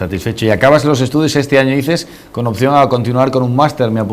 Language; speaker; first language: Spanish; native; Spanish